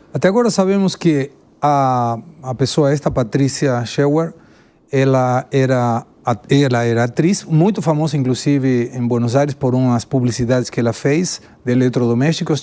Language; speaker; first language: Portuguese; non-native, fluent; Spanish